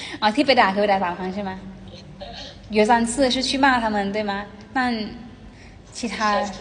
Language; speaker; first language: Chinese; non-native, fluent; Thai